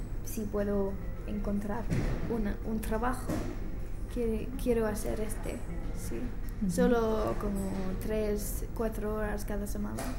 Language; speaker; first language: Spanish; non-native, learner; English